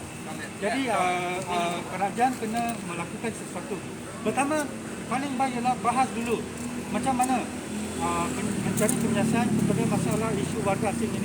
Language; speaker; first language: Malay; native; Malay